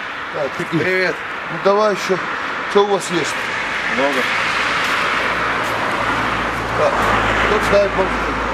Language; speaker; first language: Russian; non-native, fluent; Georgian